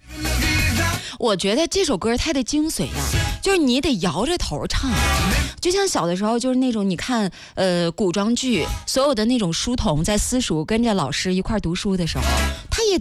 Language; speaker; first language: Chinese; native; Chinese